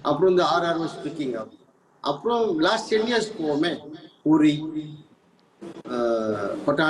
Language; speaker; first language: English; non-native, local second language; Tamil